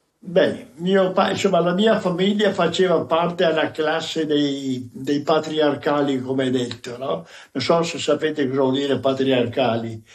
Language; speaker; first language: Italian; native; Italian